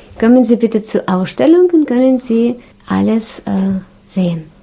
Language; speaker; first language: German; non-native, learner; Russian